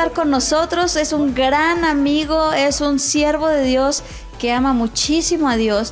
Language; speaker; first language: Spanish; native; Spanish